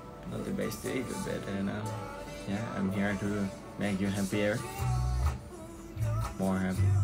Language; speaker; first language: English; non-native, learner; Thai